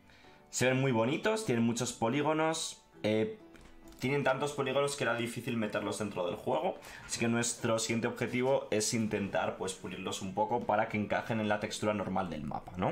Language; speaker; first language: Spanish; native; Spanish